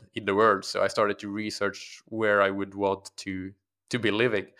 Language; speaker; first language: English; non-native, fluent; Swedish